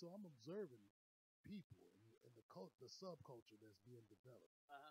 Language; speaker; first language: English; native; English